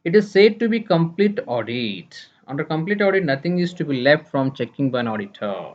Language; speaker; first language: English; non-native, local second language; Kannada